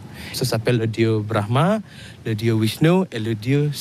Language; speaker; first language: French; non-native, learner; Balinese